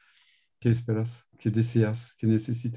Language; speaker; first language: Spanish; non-native, learner; French